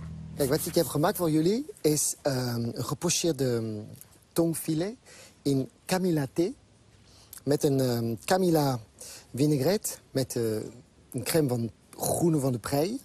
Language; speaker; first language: Dutch; non-native, fluent; French